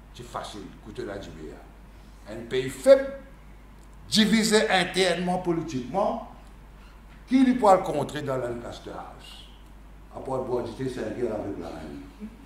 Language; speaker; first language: French; non-native, local second language; Morisyen